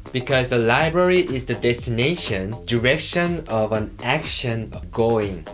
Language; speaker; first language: English; non-native, fluent; Korean